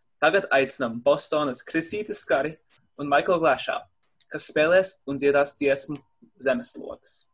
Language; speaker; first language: Latvian; early bilingual, heritage; Latvian